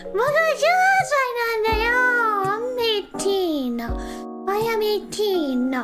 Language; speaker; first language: Japanese; non-native, learner; English